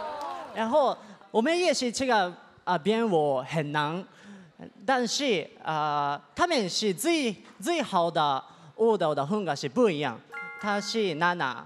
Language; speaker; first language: Chinese; non-native, learner; Japanese